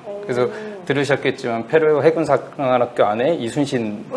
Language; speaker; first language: Korean; native; Korean